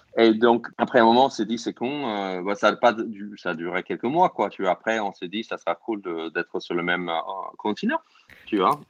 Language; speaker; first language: French; non-native, fluent; English